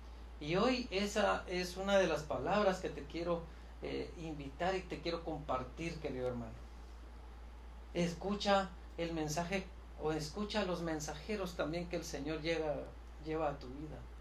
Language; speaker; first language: Spanish; native; Spanish